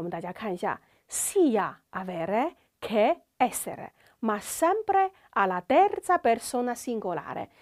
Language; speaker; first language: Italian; non-native, fluent; Chinese